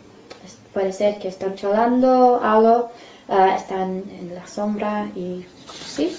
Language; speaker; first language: Spanish; non-native, fluent; English